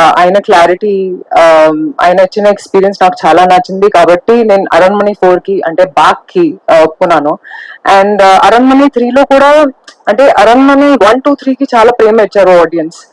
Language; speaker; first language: Telugu; non-native, local second language; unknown